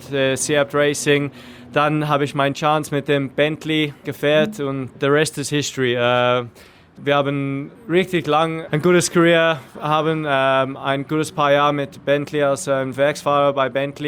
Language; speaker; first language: German; non-native, learner; English